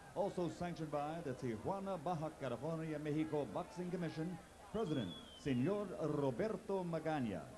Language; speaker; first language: English; native; English